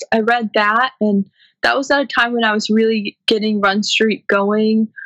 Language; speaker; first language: English; native; English